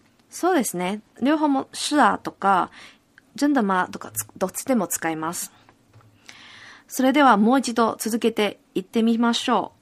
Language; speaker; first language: Japanese; non-native, fluent; Cantonese